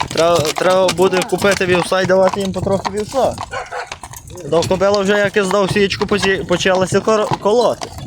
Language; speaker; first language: Ukrainian; native; Ukrainian